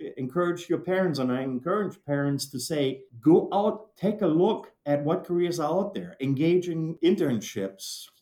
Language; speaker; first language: English; non-native, fluent; German